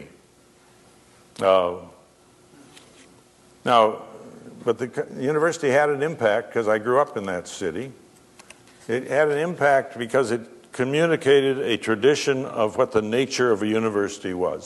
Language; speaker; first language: English; native; English